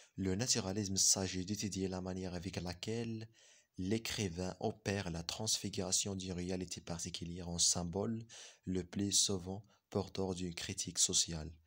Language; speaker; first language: French; non-native, local second language; Arabic